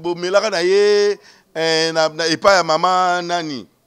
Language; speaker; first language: French; non-native, local second language; Lingala